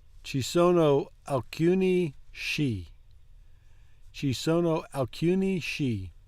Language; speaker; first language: Italian; non-native, learner; English